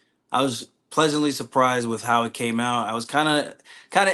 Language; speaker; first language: English; native; English